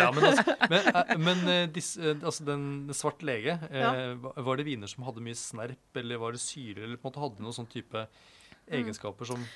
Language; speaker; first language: Norwegian; native; Norwegian